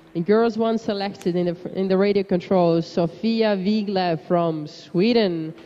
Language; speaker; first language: English; non-native, fluent; Estonian